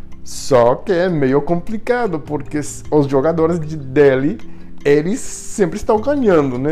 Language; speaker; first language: Portuguese; non-native, fluent; English